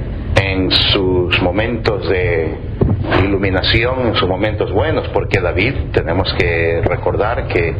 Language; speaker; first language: Spanish; native; Spanish